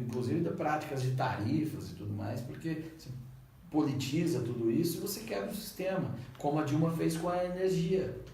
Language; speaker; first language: Portuguese; native; Portuguese